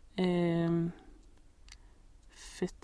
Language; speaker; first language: French; non-native, learner; Swedish